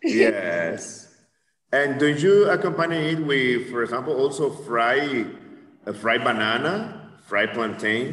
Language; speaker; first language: English; non-native, fluent; Spanish